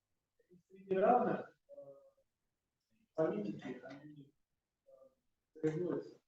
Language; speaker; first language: Russian; non-native, learner; Spanish